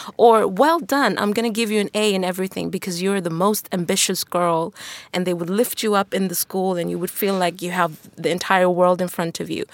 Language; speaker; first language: English; non-native, fluent; Wolof